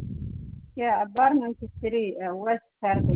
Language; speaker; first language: English; non-native, learner; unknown